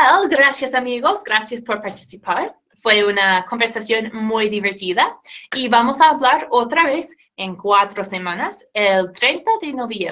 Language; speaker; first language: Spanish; non-native, fluent; English